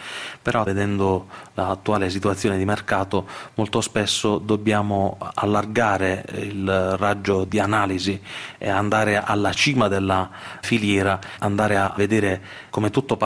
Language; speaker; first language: Italian; native; Italian